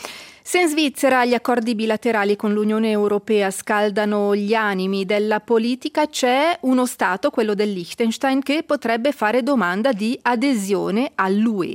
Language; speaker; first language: Italian; native; Italian